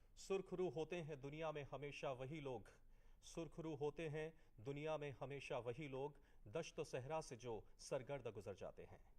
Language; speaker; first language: Hindi; native; Hindi